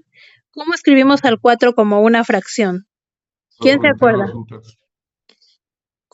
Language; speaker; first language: Spanish; native; Spanish